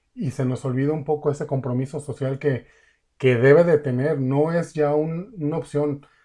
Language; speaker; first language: Spanish; native; Spanish